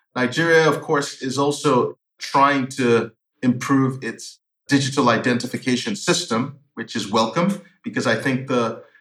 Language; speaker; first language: English; non-native, local second language; Yoruba